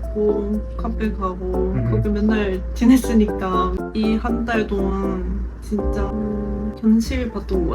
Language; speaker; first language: Korean; non-native, fluent; Japanese